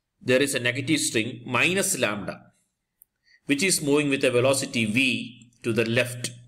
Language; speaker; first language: English; non-native, local second language; Malayalam